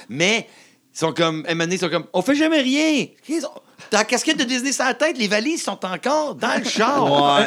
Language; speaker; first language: French; native; French